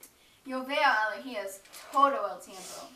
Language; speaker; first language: Spanish; non-native, learner; English